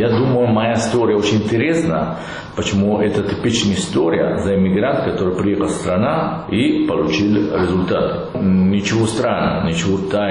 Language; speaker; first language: Russian; non-native, learner; Italian